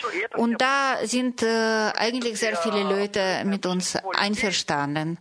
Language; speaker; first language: German; non-native, fluent; Russian